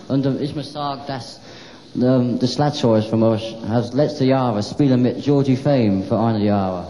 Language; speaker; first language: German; non-native, learner; English